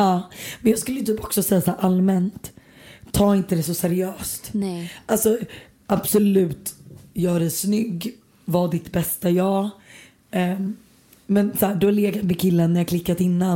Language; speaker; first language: Swedish; native; Swedish